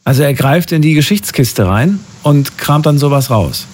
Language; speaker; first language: German; native; German